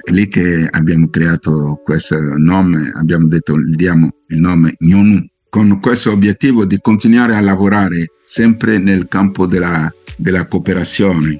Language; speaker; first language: Italian; non-native, fluent; Fon